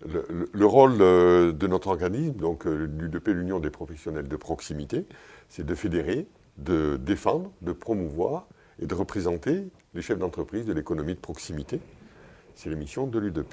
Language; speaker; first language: French; native; French